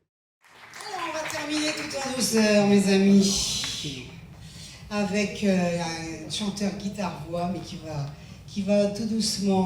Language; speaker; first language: French; native; French